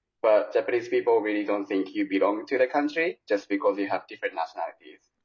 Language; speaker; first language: English; non-native, fluent; Japanese